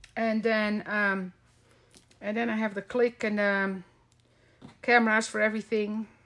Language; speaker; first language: English; non-native, fluent; Dutch